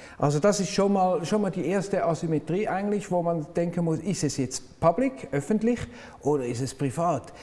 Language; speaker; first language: German; native; German